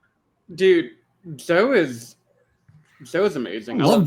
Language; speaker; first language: English; native; English